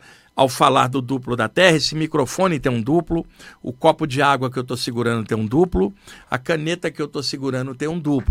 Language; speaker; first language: Portuguese; native; Portuguese